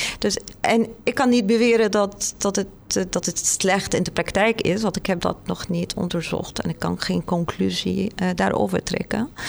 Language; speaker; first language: Dutch; non-native, fluent; Arabic